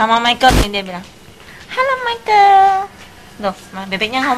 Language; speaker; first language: Indonesian; native; Indonesian